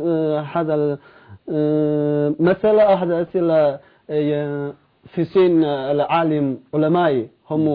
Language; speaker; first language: Arabic; non-native, learner; Chinese